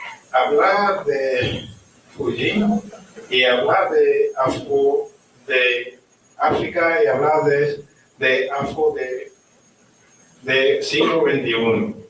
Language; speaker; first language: Spanish; non-native, learner; Haitian Creole